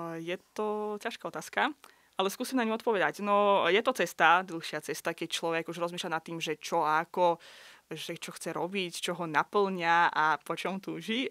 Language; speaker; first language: Slovak; non-native, fluent; Azerbaijani